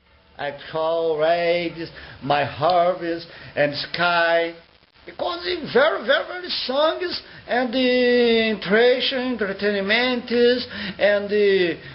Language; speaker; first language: English; non-native, learner; Portuguese